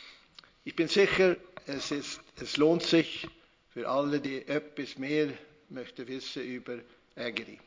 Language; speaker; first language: German; non-native, fluent; Swedish